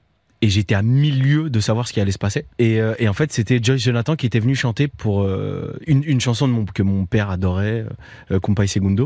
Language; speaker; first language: French; native; French